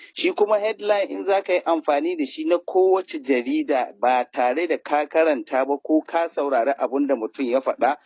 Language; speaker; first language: Hausa; native; Hausa